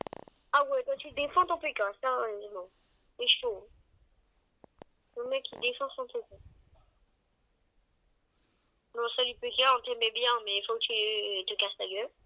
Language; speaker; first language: French; native; French